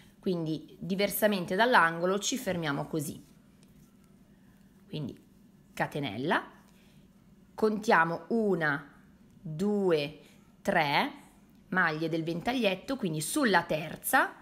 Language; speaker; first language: Italian; native; Italian